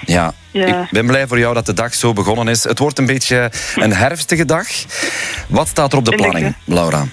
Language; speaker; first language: Dutch; native; Dutch